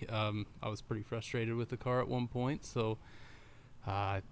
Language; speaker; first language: English; native; English